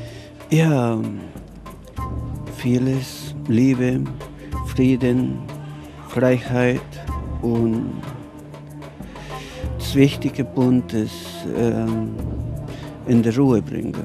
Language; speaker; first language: German; non-native, learner; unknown